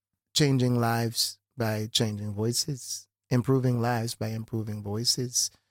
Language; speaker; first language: English; native; English